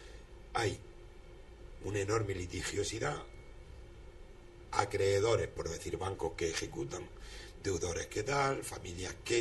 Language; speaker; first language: Spanish; native; Spanish